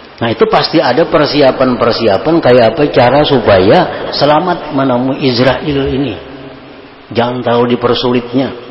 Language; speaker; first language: Indonesian; non-native, local second language; Banjar